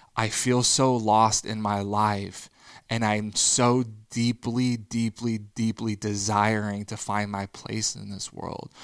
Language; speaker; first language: English; native; English